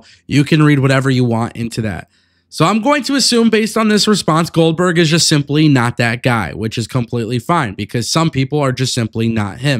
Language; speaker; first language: English; native; English